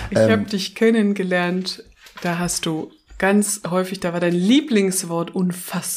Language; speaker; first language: German; native; German